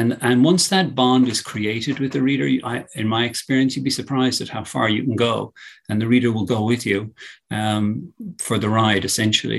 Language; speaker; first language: English; native; English